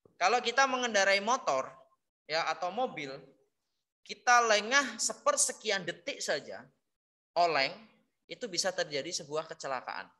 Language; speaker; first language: Indonesian; native; Indonesian